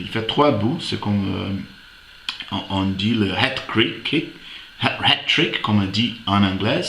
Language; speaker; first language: French; non-native, fluent; Portuguese